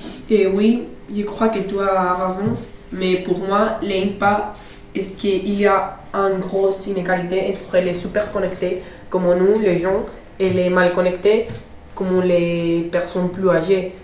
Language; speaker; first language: French; non-native, learner; Spanish